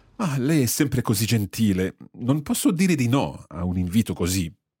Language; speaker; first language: Italian; non-native, fluent; English